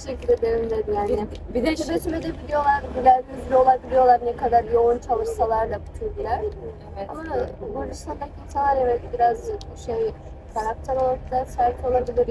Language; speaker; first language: Turkish; non-native, fluent; Kyrgyz